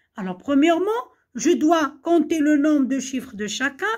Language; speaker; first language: French; non-native, local second language; Arabic